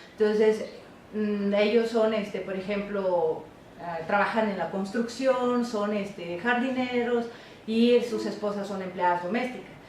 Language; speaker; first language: Spanish; non-native, local second language; Zapotec